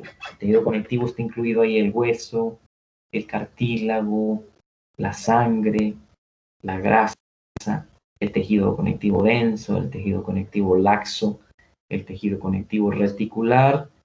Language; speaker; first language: Spanish; native; Spanish